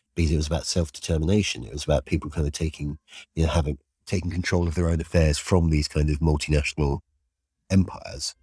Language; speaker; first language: English; native; English